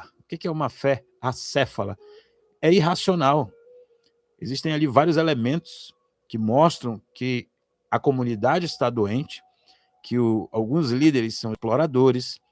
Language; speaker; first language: Portuguese; native; Portuguese